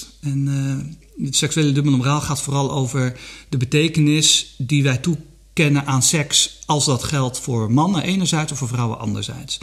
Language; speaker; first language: Dutch; native; Dutch